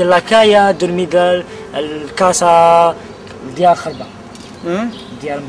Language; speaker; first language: Spanish; non-native, learner; Kabyle